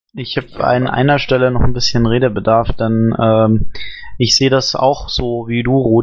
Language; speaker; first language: German; native; German